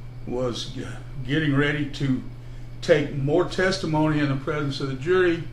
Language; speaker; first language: English; native; English